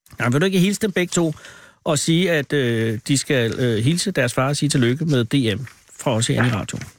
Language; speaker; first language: Danish; native; Danish